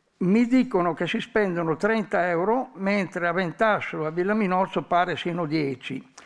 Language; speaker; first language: Italian; native; Italian